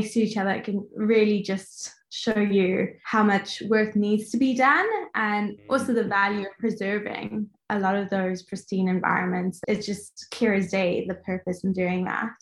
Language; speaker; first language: English; native; English